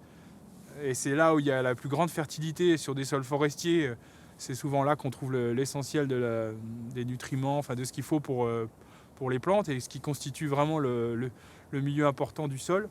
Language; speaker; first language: French; native; French